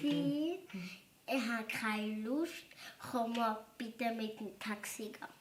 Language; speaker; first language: German; early bilingual, other home language; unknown